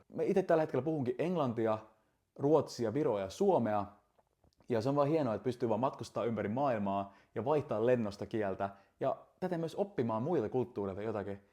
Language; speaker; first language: Finnish; early bilingual, other home language; Estonian